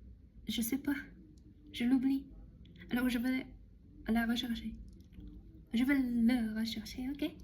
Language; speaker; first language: French; non-native, learner; Chinese